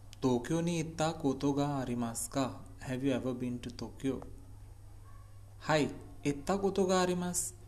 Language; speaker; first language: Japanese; non-native, learner; Hindi